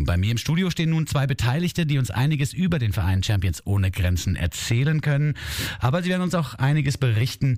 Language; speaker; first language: German; native; German